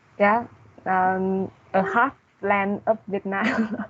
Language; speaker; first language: English; non-native, learner; Vietnamese